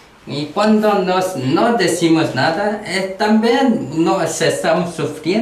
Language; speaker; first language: Spanish; non-native, learner; Korean